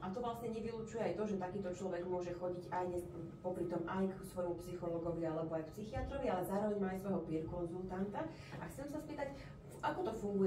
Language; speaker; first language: Slovak; native; Slovak